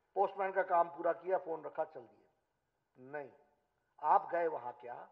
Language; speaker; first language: Hindi; native; Hindi